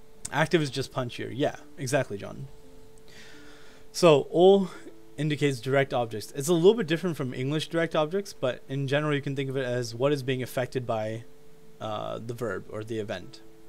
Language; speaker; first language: English; native; English